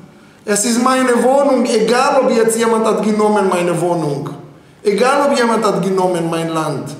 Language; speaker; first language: German; non-native, fluent; Hebrew